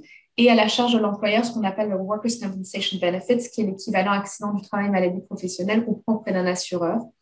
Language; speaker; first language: French; native; French